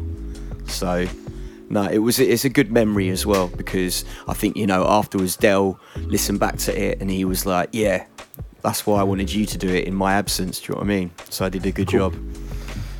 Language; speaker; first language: English; native; English